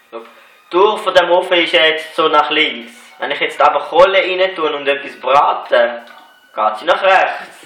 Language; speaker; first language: German; native; German